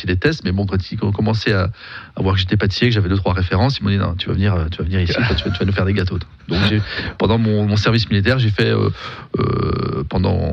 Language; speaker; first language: French; native; French